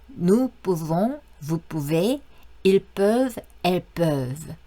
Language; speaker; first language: French; non-native, fluent; Korean